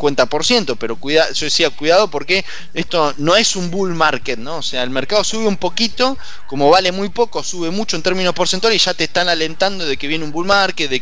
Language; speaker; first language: Spanish; native; Spanish